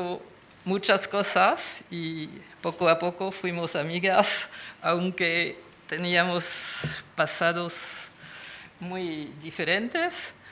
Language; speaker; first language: Spanish; non-native, fluent; French